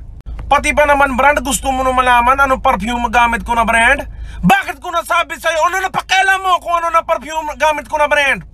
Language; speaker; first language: Filipino; non-native, fluent; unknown